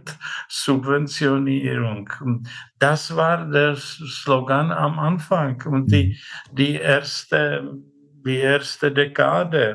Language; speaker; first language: German; non-native, fluent; Czech